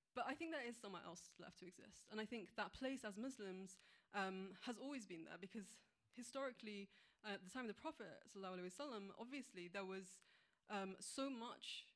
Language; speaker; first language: English; native; English